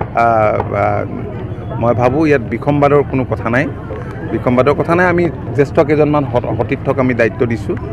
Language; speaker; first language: Assamese; native; Assamese